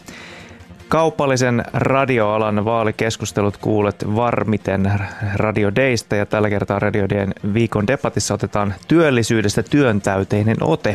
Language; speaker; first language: Finnish; native; Finnish